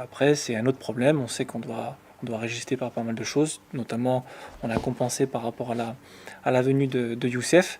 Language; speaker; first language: French; native; French